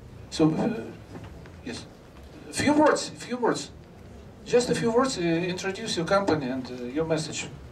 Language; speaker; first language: English; non-native, fluent; Russian